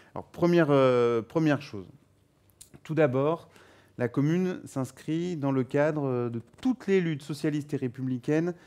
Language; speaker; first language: French; native; French